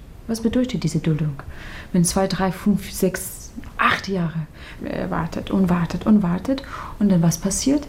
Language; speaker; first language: German; non-native, learner; Persian